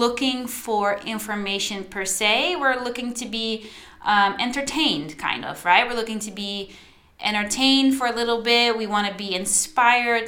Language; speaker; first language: English; non-native, fluent; Dutch